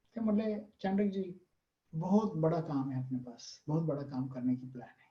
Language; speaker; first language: Hindi; non-native, local second language; Marathi